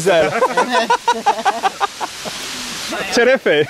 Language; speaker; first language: Turkish; non-native, learner; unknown